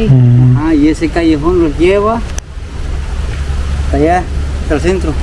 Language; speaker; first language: Spanish; native; Spanish